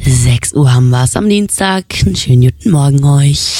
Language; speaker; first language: German; native; German